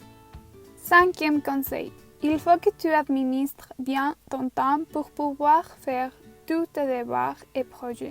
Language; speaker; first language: French; non-native, learner; Spanish